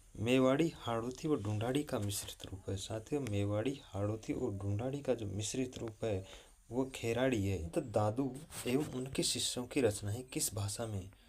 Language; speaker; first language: Hindi; native; Hindi